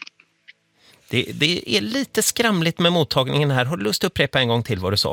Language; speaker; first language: Swedish; native; Swedish